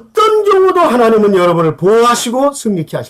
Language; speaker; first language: Korean; native; Korean